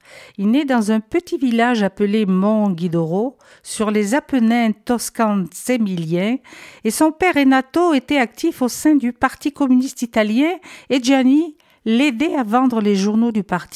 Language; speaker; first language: French; native; French